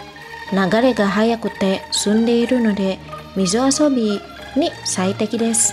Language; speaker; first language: Japanese; non-native, fluent; Indonesian